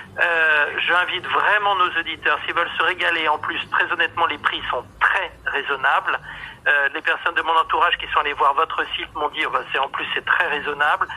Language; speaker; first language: French; native; French